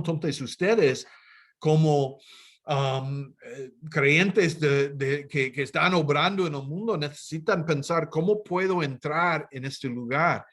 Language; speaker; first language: Spanish; non-native, fluent; English